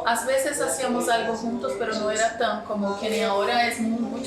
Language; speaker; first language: Spanish; non-native, learner; Portuguese